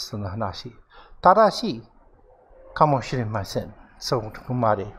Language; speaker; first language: Japanese; non-native, fluent; English